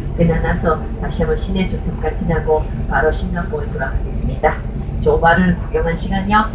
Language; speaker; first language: Korean; non-native, learner; Chinese